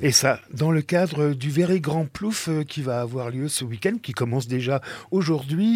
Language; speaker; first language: French; native; French